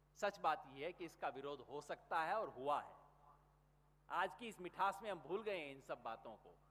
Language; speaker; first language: Hindi; native; Hindi